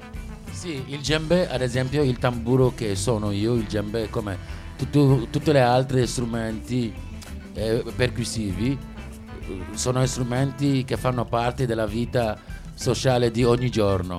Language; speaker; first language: Italian; non-native, local second language; Wolof